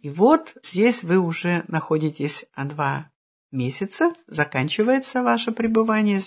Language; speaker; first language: Russian; native; Russian